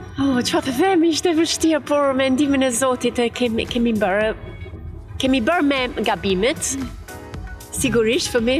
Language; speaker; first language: Albanian; non-native, learner; English